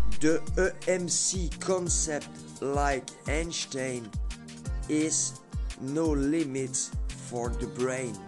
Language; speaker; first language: English; non-native, learner; French